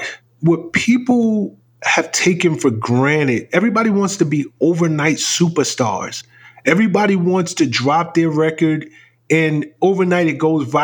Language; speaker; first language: English; native; English